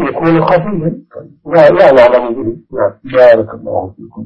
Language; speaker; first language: Arabic; native; Arabic